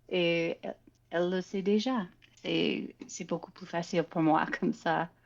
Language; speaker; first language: French; non-native, fluent; English